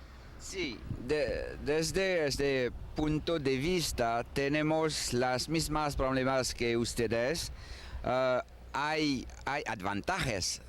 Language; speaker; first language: Spanish; non-native, learner; French